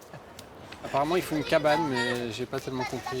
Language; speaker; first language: French; native; French